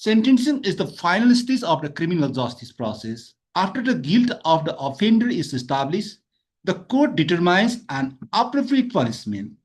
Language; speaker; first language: English; non-native, local second language; Nepali